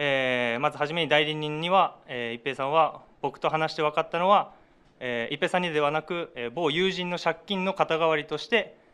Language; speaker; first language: Japanese; native; Japanese